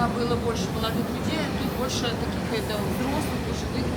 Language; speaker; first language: Russian; native; Russian